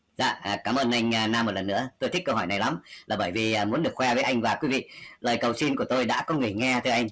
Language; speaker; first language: Vietnamese; native; Vietnamese